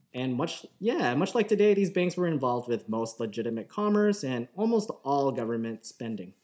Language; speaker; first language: English; native; English